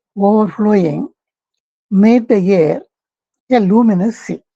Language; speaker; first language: English; non-native, local second language; Tamil